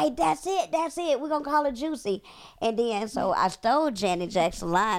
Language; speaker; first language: English; native; English